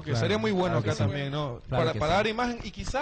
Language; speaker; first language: Spanish; native; Spanish